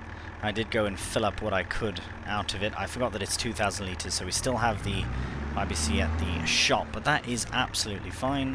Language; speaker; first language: English; native; English